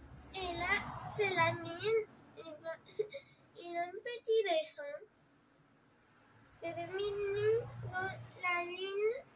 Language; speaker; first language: French; early bilingual, other home language; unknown